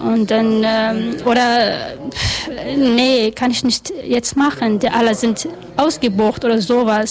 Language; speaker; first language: German; non-native, learner; Persian